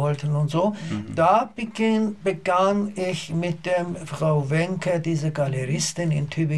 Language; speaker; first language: German; non-native, learner; Azerbaijani